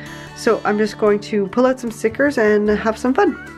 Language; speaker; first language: English; native; English